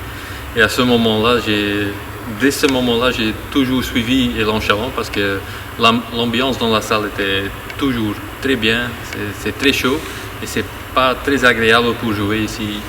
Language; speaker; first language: French; non-native, learner; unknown